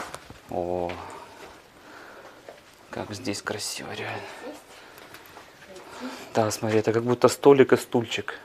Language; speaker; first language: Russian; native; Russian